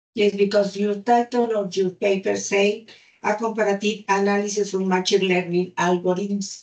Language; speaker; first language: English; non-native, learner; Spanish